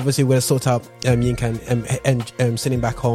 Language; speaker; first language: English; native; English